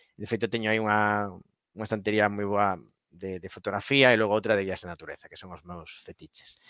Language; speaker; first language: Galician; native; Galician